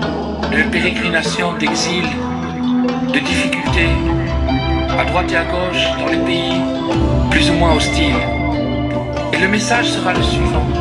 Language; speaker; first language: French; native; French